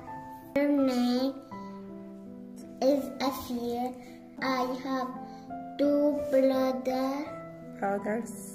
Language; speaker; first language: English; non-native, learner; Arabic